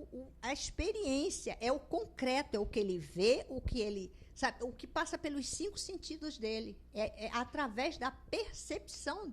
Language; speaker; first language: Portuguese; native; Portuguese